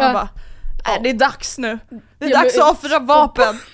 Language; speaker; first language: Swedish; native; Swedish